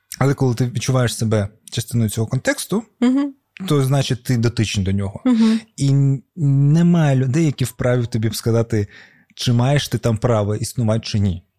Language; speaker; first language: Ukrainian; non-native, local second language; Russian